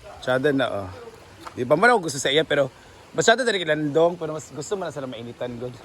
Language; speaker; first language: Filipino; non-native, local second language; Cebuano